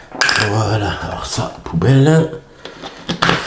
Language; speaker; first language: French; native; French